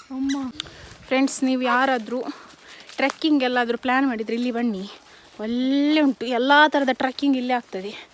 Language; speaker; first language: Kannada; non-native, local second language; Tulu